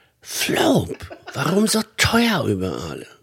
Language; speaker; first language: German; non-native, fluent; Polish